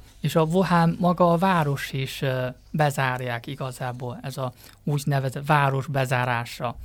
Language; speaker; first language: Hungarian; non-native, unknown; Chinese